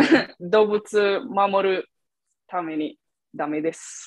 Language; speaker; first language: Japanese; non-native, fluent; Italian